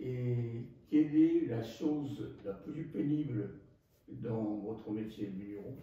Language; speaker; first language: French; non-native, fluent; Japanese